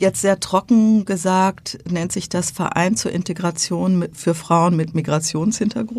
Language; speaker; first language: German; native; German